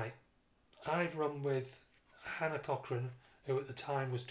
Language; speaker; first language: English; native; English